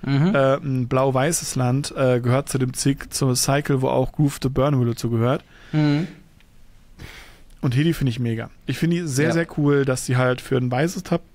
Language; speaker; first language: German; native; German